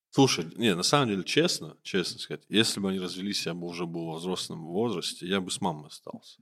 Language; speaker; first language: Russian; native; Russian